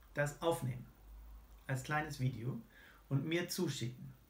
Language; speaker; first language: German; native; German